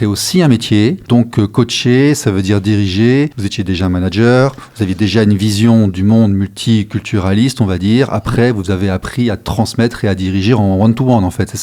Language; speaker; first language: French; native; French